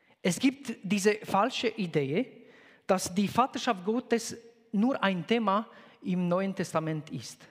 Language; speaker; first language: German; non-native, fluent; Romanian